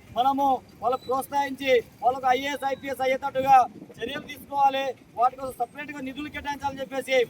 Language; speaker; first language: Telugu; non-native, local second language; Lambadi